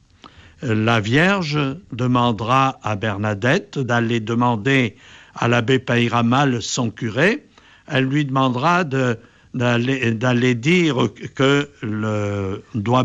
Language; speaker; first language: French; native; French